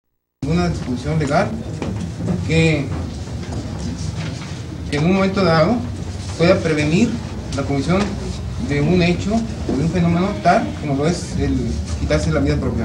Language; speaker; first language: Spanish; native; Spanish